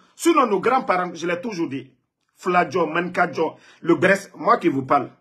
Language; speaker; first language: French; non-native, local second language; Mandingo